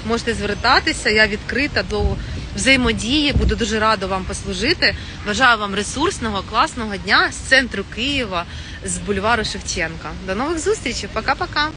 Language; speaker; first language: Ukrainian; non-native, local second language; Russian